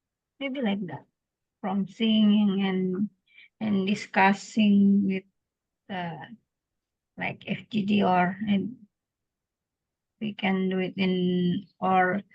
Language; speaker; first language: English; non-native, learner; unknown